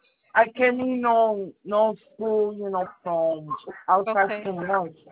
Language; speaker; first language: English; non-native, learner; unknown